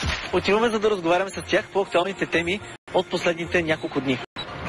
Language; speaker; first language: Bulgarian; native; Bulgarian